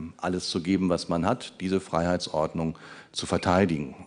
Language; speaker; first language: German; native; German